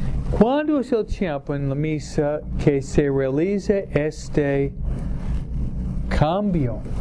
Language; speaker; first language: Spanish; non-native, fluent; English